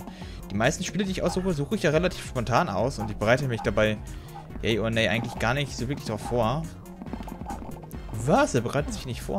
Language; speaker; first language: German; native; German